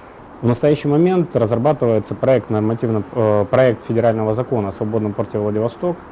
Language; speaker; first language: Russian; native; Russian